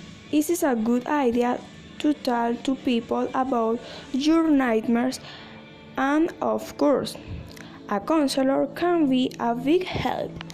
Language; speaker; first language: English; non-native, learner; Spanish